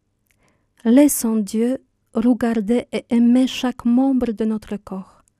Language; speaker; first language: French; non-native, fluent; Polish